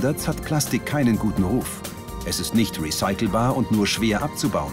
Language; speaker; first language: German; native; German